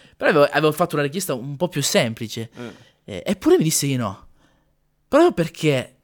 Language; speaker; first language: Italian; native; Italian